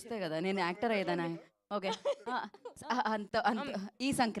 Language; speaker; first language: Telugu; native; Telugu